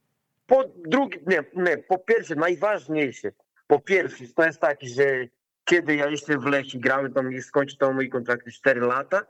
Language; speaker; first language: Polish; non-native, learner; Portuguese